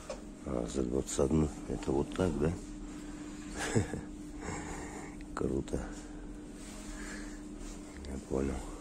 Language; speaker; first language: Russian; native; Russian